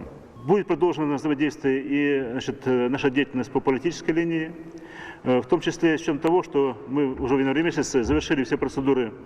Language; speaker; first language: Russian; native; Russian